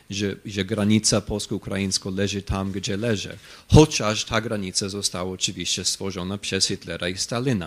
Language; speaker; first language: Polish; non-native, fluent; English